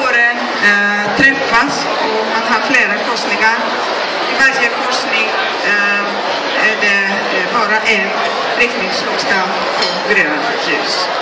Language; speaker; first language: Swedish; non-native, fluent; Greek